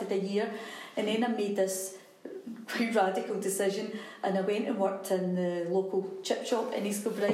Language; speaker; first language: English; native; English